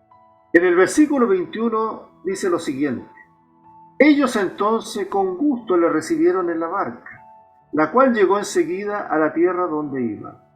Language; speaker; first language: Spanish; native; Spanish